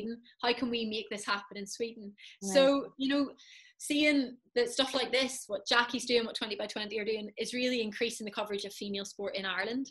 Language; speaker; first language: English; native; English